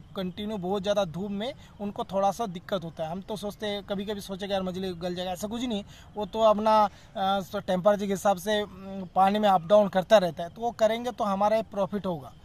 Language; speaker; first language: Hindi; non-native, local second language; Bangla